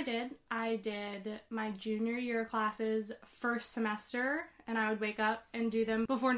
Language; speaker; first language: English; native; English